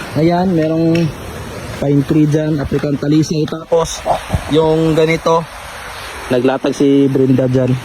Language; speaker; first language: Filipino; native; Filipino